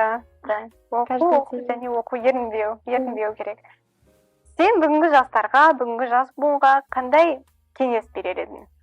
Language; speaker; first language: Kazakh; non-native, local second language; Russian